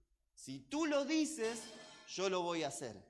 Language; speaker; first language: Spanish; native; Spanish